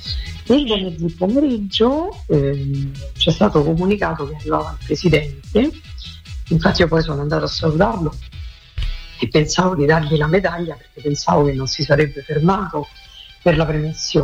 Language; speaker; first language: Italian; native; Italian